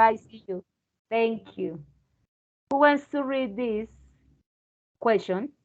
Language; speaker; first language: English; non-native, fluent; Spanish